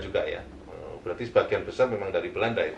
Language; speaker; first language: Indonesian; native; Indonesian